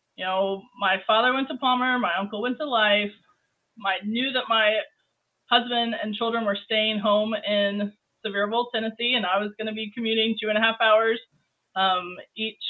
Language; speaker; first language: English; native; English